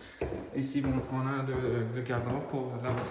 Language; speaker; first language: French; non-native, fluent; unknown